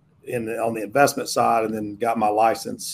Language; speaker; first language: English; native; English